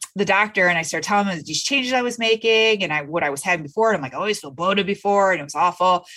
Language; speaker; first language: English; native; English